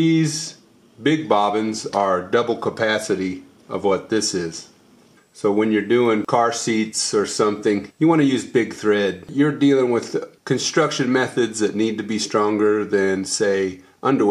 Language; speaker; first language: English; native; English